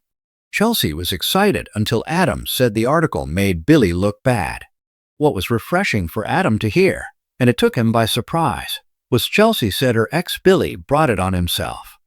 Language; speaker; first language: English; native; English